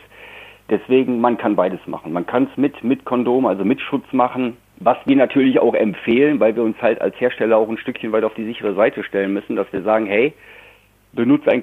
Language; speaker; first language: German; native; German